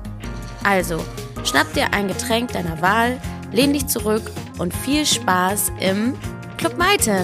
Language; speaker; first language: German; native; German